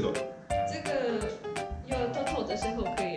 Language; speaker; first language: Chinese; non-native, learner; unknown